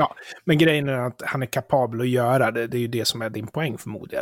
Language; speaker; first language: Swedish; native; Swedish